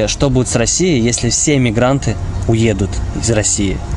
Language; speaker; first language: Russian; native; Russian